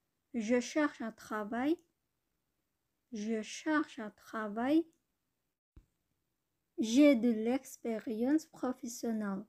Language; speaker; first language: French; non-native, learner; Bangla